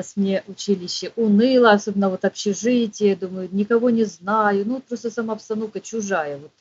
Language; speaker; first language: Russian; native; Russian